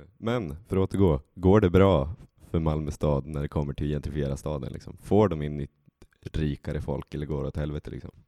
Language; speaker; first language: Swedish; native; Swedish